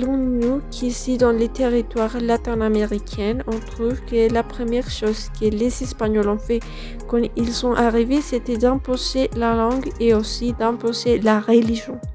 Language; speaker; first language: French; non-native, fluent; Spanish